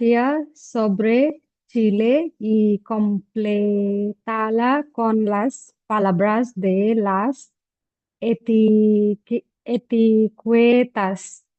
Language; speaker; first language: Spanish; non-native, learner; Bangla